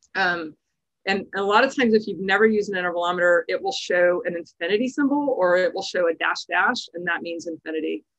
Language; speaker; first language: English; native; English